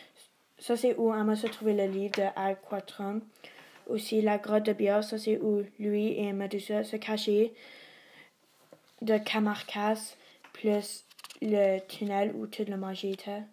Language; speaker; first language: French; non-native, learner; English